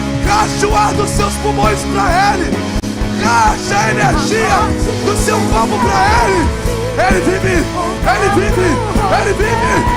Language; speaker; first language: Portuguese; native; Portuguese